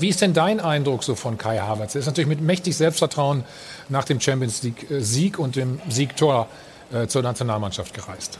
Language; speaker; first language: German; native; German